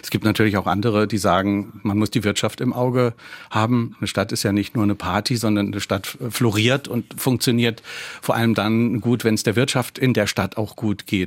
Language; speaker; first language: German; native; German